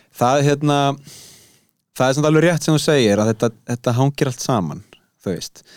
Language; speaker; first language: Icelandic; native; Icelandic